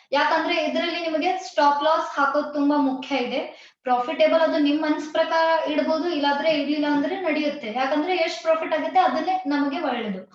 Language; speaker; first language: Kannada; non-native, local second language; Tulu